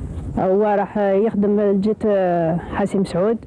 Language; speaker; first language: Arabic; native; Arabic